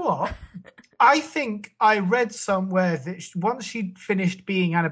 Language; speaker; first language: English; native; English